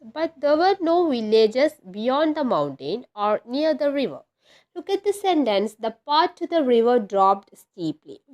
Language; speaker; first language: English; non-native, local second language; Malayalam